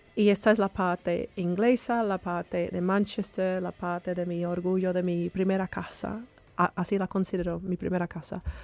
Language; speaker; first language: Spanish; non-native, fluent; English